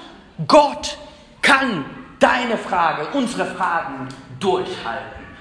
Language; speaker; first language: German; non-native, fluent; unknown